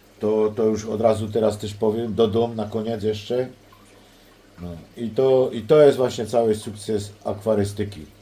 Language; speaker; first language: Polish; native; Polish